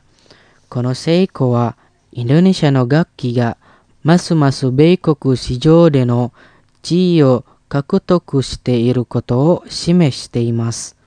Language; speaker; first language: Japanese; non-native, fluent; Indonesian